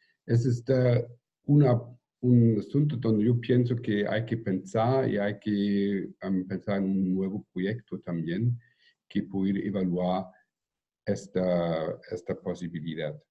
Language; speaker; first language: Spanish; non-native, fluent; German